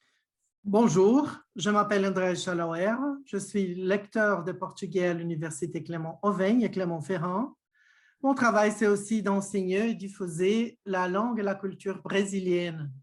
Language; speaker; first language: French; non-native, fluent; Portuguese